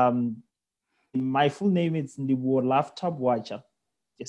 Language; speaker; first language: English; non-native, local second language; Venda